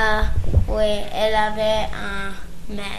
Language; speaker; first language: French; early bilingual, other home language; English